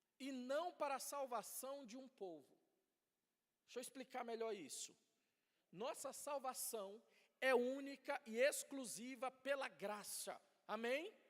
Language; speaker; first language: Portuguese; native; Portuguese